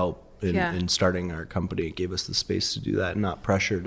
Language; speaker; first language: English; early bilingual, other home language; Persian